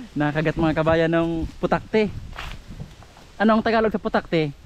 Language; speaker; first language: Filipino; non-native, local second language; Bikol